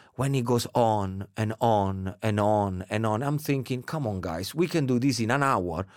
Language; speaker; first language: English; non-native, fluent; Italian